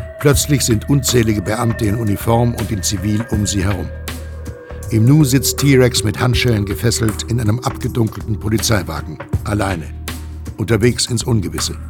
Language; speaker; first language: German; native; German